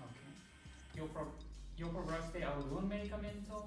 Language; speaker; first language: Spanish; non-native, learner; English